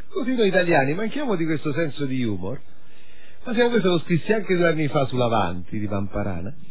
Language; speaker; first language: Italian; native; Italian